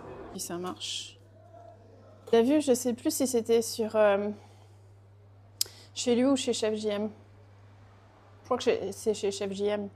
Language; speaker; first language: French; native; French